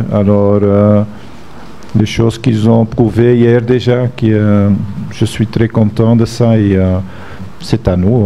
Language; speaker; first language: French; non-native, fluent; Dutch